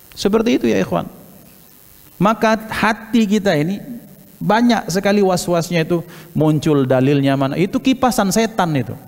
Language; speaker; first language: Malay; non-native, local second language; Javanese